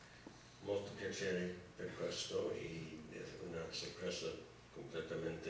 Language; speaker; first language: Italian; non-native, learner; English